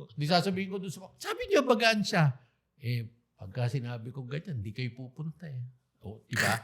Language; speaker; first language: Filipino; native; Filipino